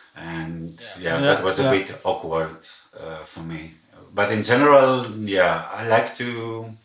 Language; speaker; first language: English; non-native, fluent; Greek